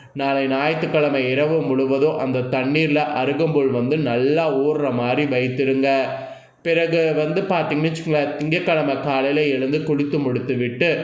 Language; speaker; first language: Tamil; native; Tamil